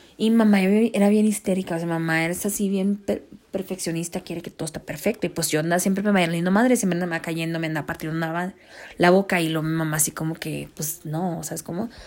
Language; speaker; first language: Spanish; early bilingual, heritage; Spanish